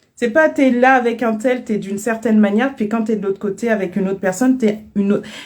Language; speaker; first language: French; native; French